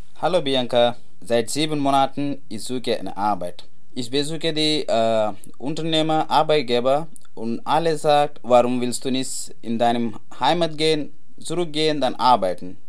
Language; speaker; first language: German; non-native, learner; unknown